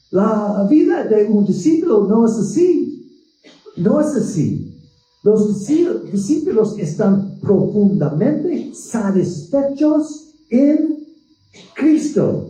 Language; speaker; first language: Spanish; non-native, fluent; English